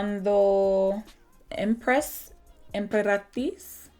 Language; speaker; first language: Spanish; non-native, learner; English